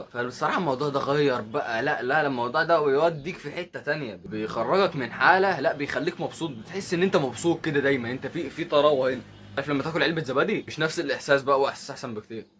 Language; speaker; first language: Arabic; native; Arabic